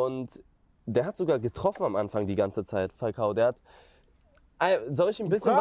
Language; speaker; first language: German; native; German